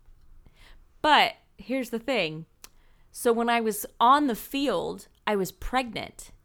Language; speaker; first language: English; native; English